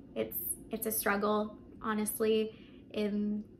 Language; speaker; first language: English; native; English